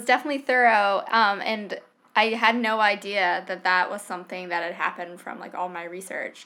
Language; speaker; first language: English; native; English